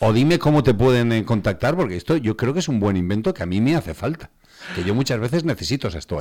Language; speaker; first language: Spanish; native; Spanish